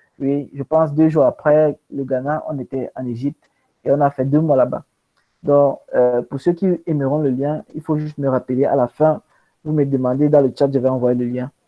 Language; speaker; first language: French; non-native, local second language; English